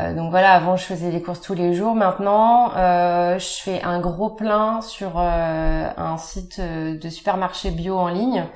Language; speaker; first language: French; native; French